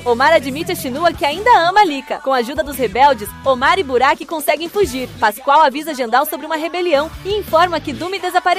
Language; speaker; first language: Portuguese; native; Portuguese